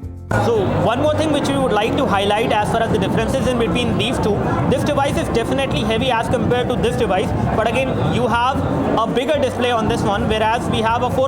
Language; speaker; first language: English; non-native, local second language; Hindi